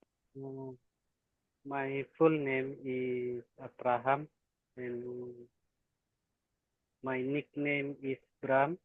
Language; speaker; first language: English; non-native, learner; Indonesian